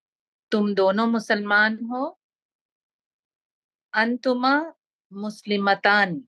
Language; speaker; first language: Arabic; non-native, learner; Urdu